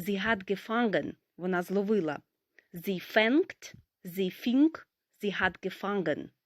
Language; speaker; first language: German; non-native, fluent; Ukrainian